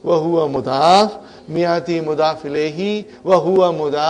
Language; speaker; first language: Arabic; non-native, fluent; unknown